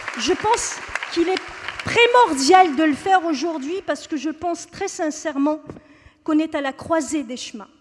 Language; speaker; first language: French; non-native, local second language; Kabyle